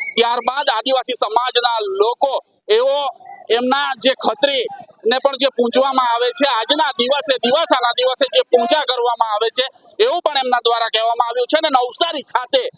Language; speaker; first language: Gujarati; native; Gujarati